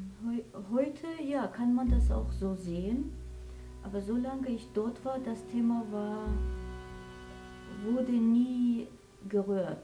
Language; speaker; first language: German; non-native, fluent; Armenian